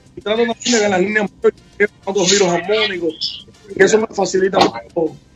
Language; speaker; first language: Spanish; native; Spanish